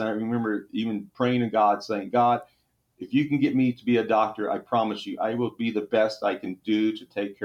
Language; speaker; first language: English; native; English